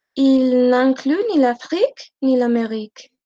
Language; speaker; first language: French; non-native, learner; Spanish